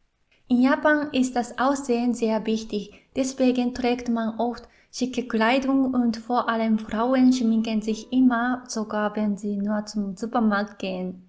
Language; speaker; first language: German; non-native, fluent; Japanese